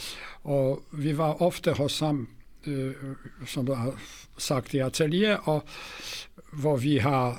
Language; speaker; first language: Swedish; non-native, fluent; Polish